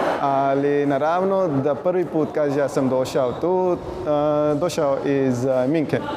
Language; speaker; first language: Croatian; non-native, learner; Punjabi